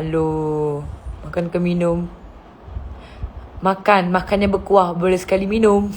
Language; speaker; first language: Malay; native; Malay